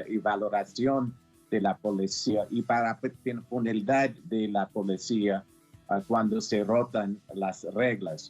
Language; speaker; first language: Spanish; non-native, fluent; English